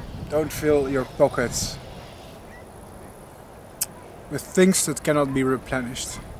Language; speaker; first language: English; non-native, fluent; Dutch